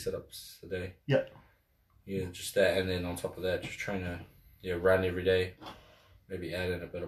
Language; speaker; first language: English; native; English